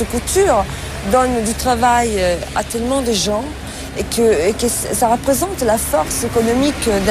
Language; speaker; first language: French; non-native, fluent; Italian